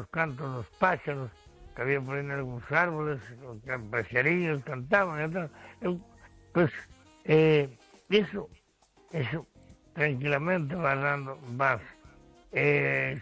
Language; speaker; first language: Spanish; non-native, local second language; Galician